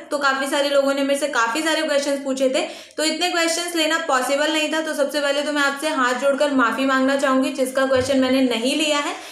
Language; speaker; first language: Hindi; native; Hindi